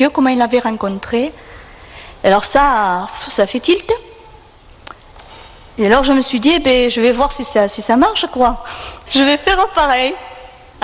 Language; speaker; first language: French; native; French